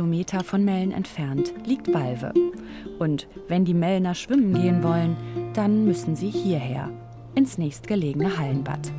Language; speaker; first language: German; native; German